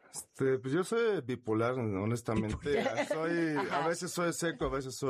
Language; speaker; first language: Spanish; non-native, fluent; Russian